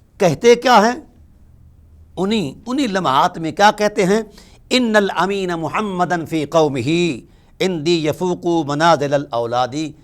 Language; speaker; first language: Urdu; non-native, local second language; Punjabi